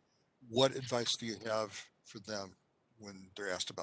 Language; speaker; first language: English; native; English